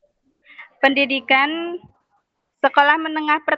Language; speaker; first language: Indonesian; non-native, local second language; Javanese